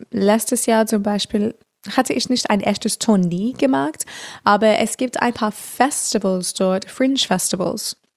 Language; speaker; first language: German; non-native, fluent; English